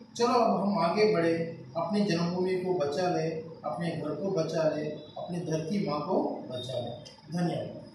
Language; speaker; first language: Hindi; non-native, local second language; Telugu